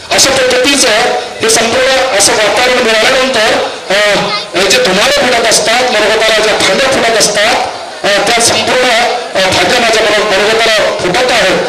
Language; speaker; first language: Marathi; non-native, local second language; Urdu